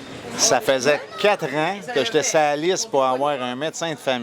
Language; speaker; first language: French; native; French